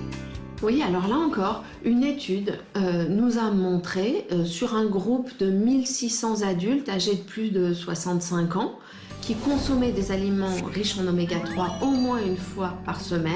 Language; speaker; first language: French; native; French